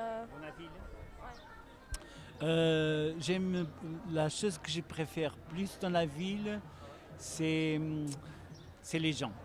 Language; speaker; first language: French; non-native, learner; Portuguese